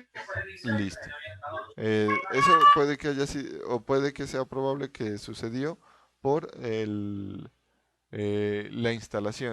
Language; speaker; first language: Spanish; native; Spanish